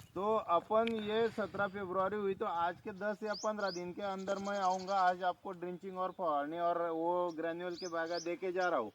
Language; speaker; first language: Hindi; non-native, local second language; Marathi